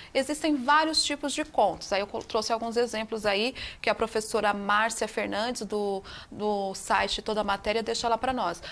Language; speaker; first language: Portuguese; native; Portuguese